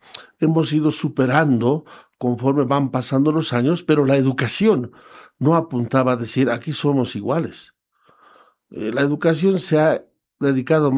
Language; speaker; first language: Spanish; non-native, local second language; Quechua